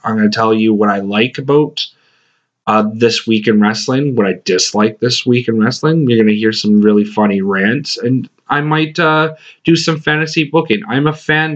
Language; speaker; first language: English; native; English